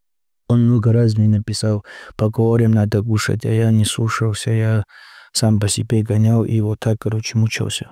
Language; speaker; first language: Russian; non-native, local second language; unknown